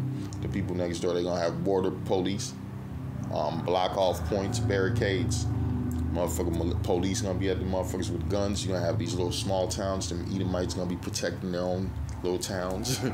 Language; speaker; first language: English; native; English